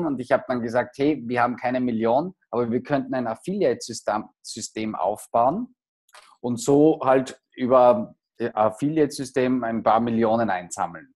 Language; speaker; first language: German; native; German